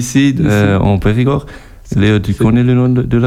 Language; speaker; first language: French; non-native, local second language; German